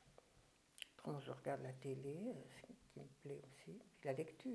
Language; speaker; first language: French; early bilingual, other home language; German